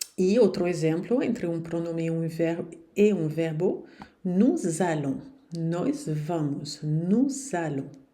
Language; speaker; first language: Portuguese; non-native, fluent; French